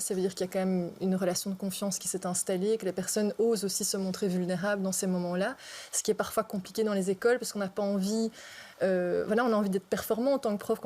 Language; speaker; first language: French; native; French